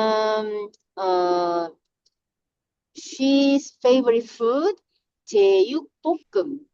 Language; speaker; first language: English; non-native, learner; Korean